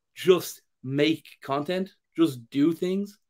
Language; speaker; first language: English; native; English